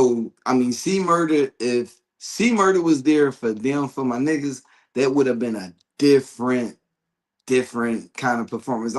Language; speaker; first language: English; native; English